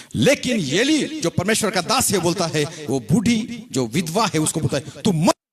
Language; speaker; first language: Hindi; non-native, local second language; Marathi